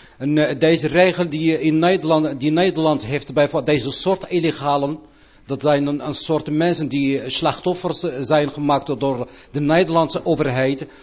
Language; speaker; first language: Dutch; non-native, fluent; Arabic